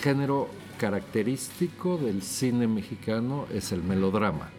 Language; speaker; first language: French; non-native, learner; Spanish